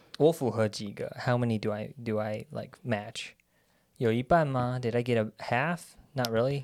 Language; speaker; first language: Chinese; early bilingual, heritage; Chinese